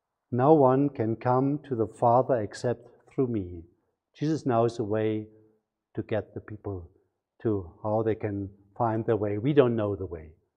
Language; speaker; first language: English; non-native, fluent; German